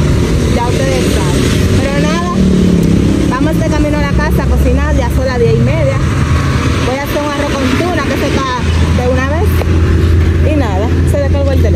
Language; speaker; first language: Spanish; native; Spanish